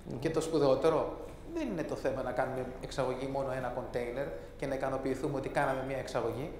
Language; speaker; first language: Greek; native; Greek